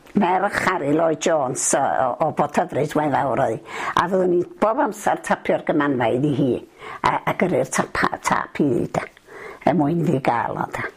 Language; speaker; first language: Welsh; native; Welsh